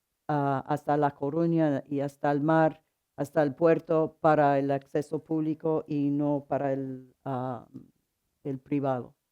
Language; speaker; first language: Spanish; non-native, fluent; English